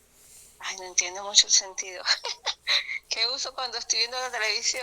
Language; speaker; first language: Spanish; native; Spanish